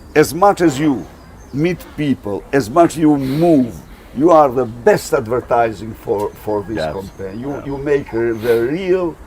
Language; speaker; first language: English; non-native, learner; Albanian